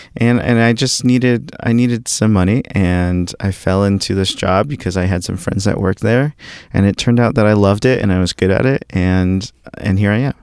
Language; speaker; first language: English; early bilingual, other home language; Filipino